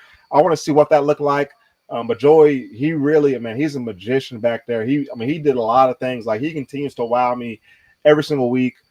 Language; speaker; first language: English; native; English